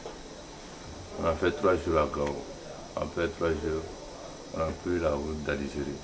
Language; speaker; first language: French; non-native, local second language; Bambara